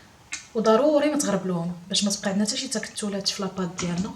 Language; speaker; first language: Arabic; native; Arabic